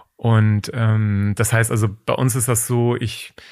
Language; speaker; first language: German; native; German